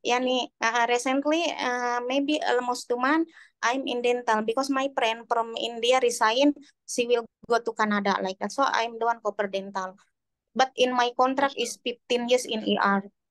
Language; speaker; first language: English; non-native, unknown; Indonesian